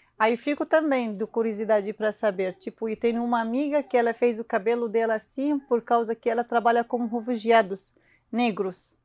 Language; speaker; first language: Portuguese; non-native, learner; Arabic